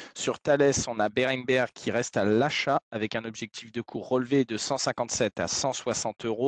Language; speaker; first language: French; native; French